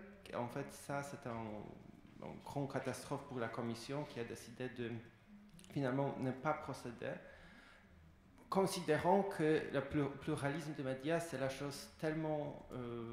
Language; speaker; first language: French; non-native, fluent; Polish